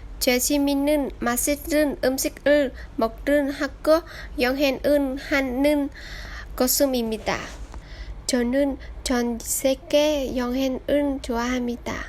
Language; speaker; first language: Korean; non-native, learner; Vietnamese